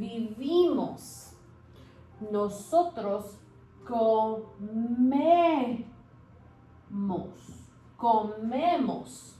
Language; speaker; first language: Spanish; early bilingual, heritage; Spanish